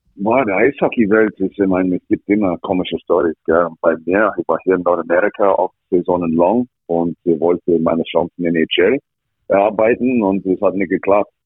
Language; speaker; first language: German; non-native, fluent; English